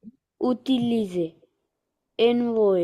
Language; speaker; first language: French; non-native, learner; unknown